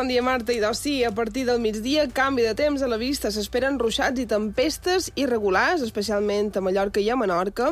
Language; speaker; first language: Catalan; native; Catalan